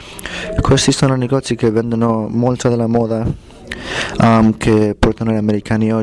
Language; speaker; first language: Italian; non-native, learner; English